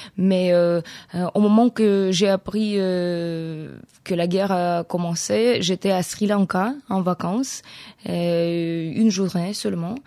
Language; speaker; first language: French; non-native, fluent; Ukrainian